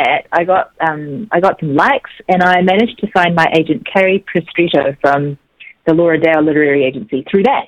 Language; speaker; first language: English; native; English